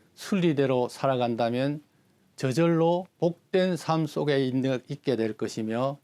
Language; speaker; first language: Korean; native; Korean